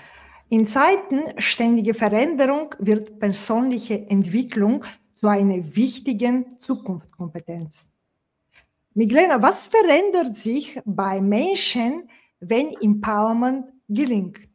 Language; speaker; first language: German; non-native, fluent; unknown